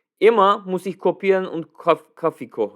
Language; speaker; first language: German; non-native, fluent; Turkish